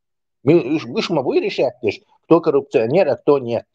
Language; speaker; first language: Russian; non-native, local second language; Chechen